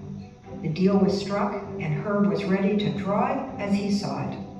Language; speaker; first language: English; native; English